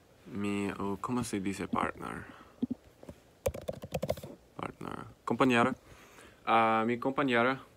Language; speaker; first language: Spanish; non-native, learner; English